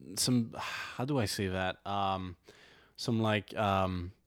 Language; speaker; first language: English; non-native, fluent; French